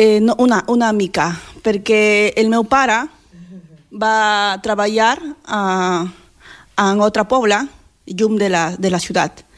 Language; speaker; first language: Catalan; non-native, learner; Spanish